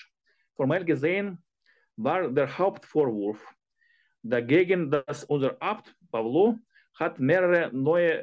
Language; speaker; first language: German; non-native, fluent; Ukrainian